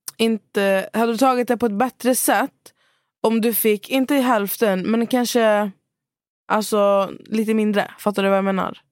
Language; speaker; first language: Swedish; native; Swedish